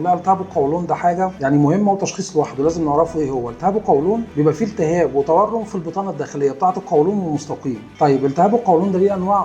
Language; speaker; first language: Arabic; native; Arabic